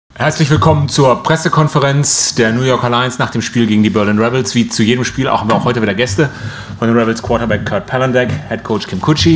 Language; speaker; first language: German; native; German